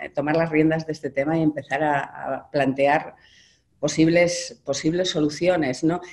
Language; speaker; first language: Spanish; native; Spanish